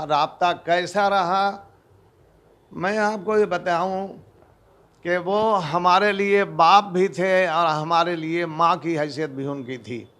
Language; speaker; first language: Urdu; native; Urdu